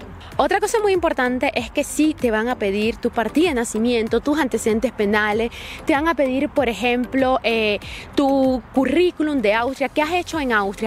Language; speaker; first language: Spanish; native; Spanish